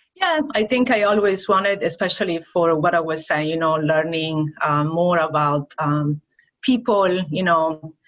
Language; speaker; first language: English; non-native, fluent; Italian